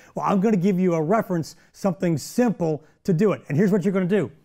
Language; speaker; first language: English; native; English